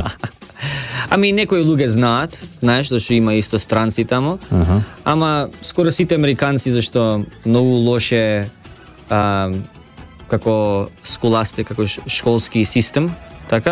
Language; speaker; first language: Macedonian; early bilingual, heritage; Macedonian